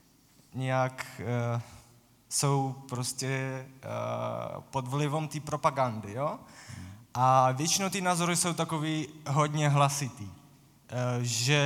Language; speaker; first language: Czech; non-native, fluent; Ukrainian